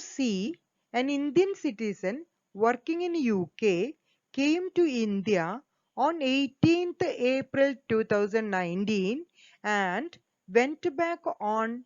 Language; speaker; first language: English; non-native, local second language; Malayalam